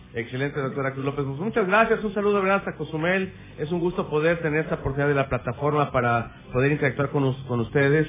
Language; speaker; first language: Spanish; native; Spanish